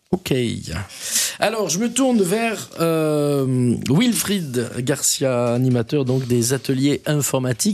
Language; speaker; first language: French; native; French